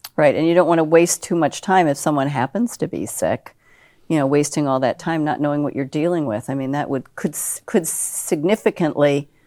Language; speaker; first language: English; native; English